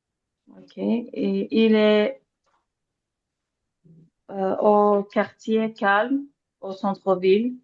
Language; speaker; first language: French; non-native, learner; Azerbaijani